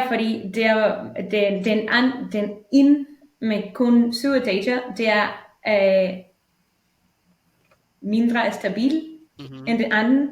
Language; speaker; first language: Danish; non-native, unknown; Spanish